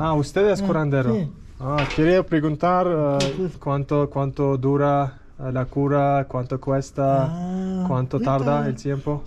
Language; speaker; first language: Spanish; non-native, learner; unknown